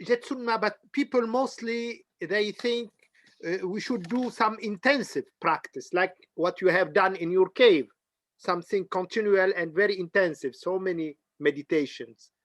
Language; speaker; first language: English; non-native, learner; Arabic